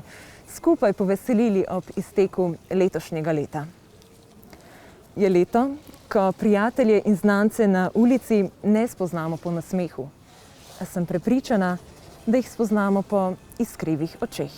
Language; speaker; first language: Slovenian; native; Slovenian